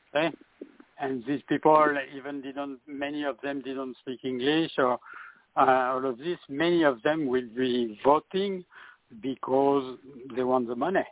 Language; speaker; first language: English; non-native, fluent; French